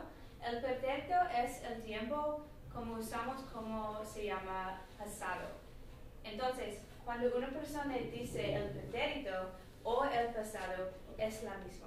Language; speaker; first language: Spanish; non-native, learner; English